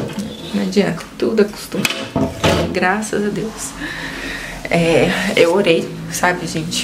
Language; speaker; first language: Portuguese; native; Portuguese